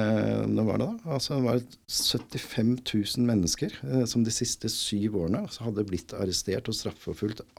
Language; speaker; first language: Norwegian; native; Norwegian